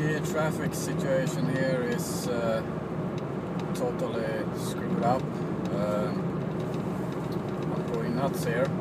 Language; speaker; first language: English; non-native, fluent; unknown